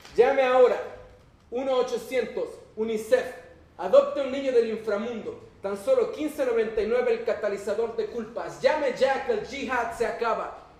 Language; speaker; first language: Spanish; native; Spanish